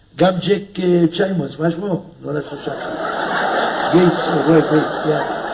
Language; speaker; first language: Hebrew; native; Hebrew